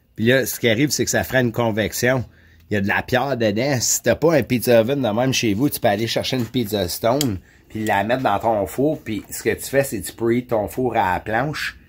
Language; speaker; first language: French; native; French